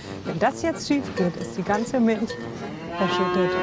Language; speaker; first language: German; native; German